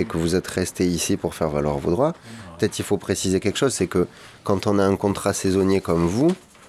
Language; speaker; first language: French; native; French